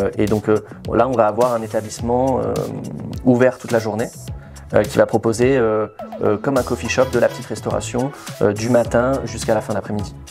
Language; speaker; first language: French; native; French